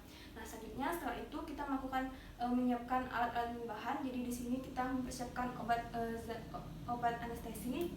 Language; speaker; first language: Indonesian; native; Indonesian